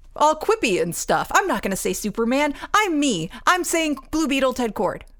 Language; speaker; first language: English; native; English